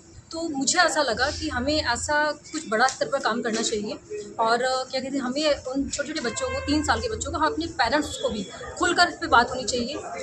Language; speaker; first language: Hindi; native; Hindi